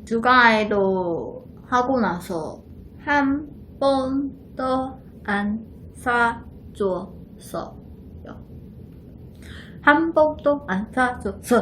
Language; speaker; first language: Korean; non-native, learner; Chinese